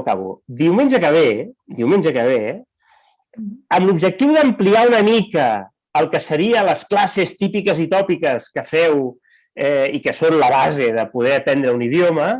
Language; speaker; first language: Catalan; native; Catalan